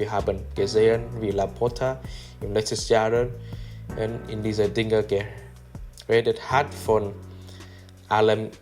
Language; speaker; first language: German; non-native, learner; English